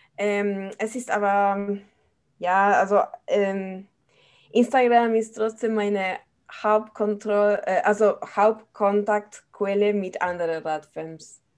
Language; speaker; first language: German; non-native, fluent; Spanish